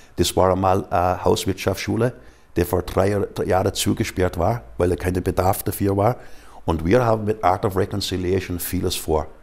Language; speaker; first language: German; non-native, fluent; English